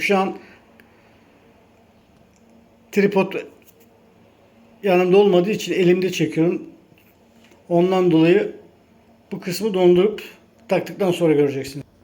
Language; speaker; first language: Turkish; native; Turkish